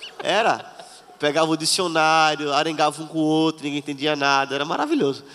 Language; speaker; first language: Portuguese; native; Portuguese